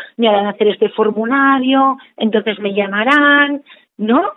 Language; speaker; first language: Spanish; non-native, local second language; Catalan